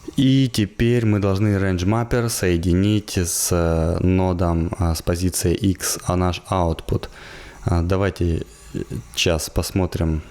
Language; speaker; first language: Russian; native; Russian